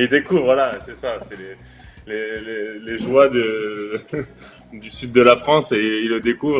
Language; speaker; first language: French; native; French